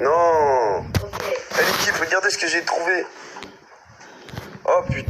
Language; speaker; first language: French; native; French